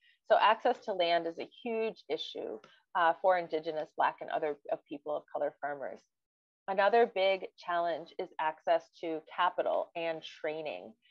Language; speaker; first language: English; native; English